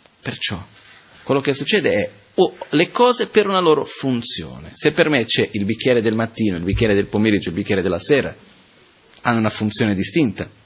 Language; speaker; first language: Italian; non-native, fluent; Portuguese